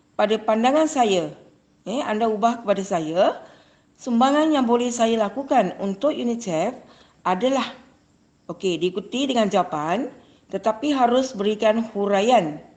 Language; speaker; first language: Malay; non-native, local second language; Chinese